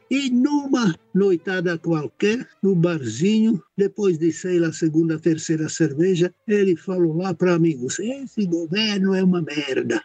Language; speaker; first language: Portuguese; non-native, fluent; Czech